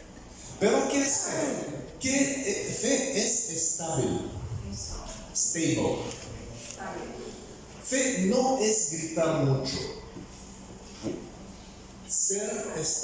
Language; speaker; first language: Spanish; non-native, fluent; Bulgarian